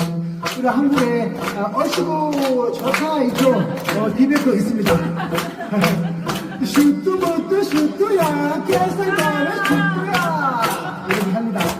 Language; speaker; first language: Korean; non-native, learner; Tibetan